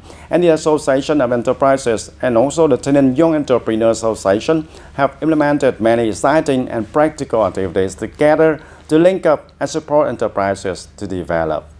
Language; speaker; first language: English; non-native, fluent; Vietnamese